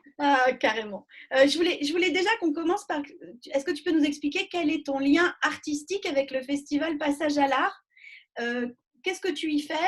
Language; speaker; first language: French; native; French